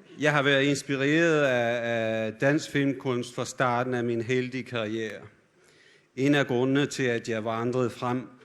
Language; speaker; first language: Danish; early bilingual, heritage; English